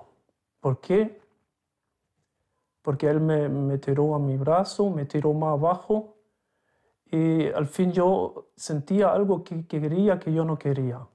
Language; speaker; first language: Spanish; non-native, local second language; German